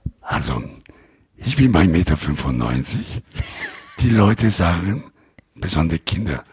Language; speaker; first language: German; non-native, learner; Italian